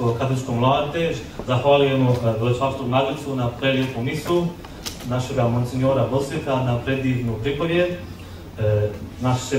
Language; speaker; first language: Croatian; early bilingual, heritage; Croatian